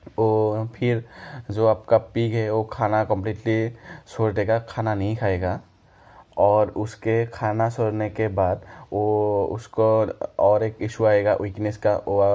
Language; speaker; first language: Hindi; non-native, local second language; Assamese